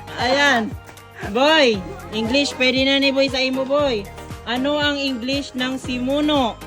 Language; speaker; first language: Filipino; non-native, local second language; Bikol